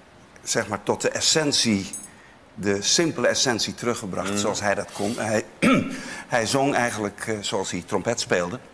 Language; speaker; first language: Dutch; native; Dutch